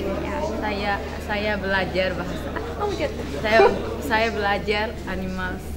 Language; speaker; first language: Indonesian; non-native, learner; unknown